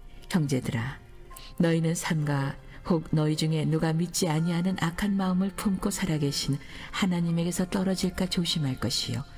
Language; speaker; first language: Korean; native; Korean